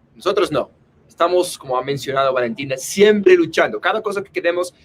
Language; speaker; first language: Spanish; non-native, fluent; English